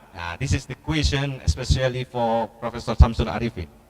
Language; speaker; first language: English; non-native, learner; Indonesian